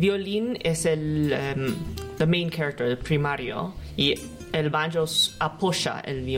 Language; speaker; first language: Spanish; non-native, learner; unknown